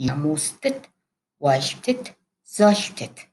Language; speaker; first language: German; non-native, learner; Mongolian